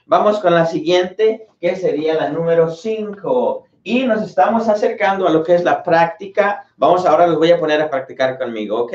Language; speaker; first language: Spanish; native; Spanish